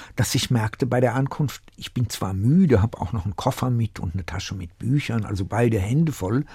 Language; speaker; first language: German; native; German